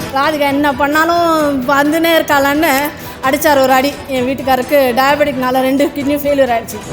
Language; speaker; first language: Tamil; non-native, local second language; Telugu